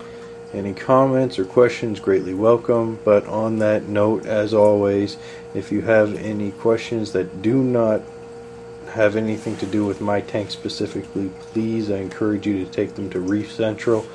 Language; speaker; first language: English; native; English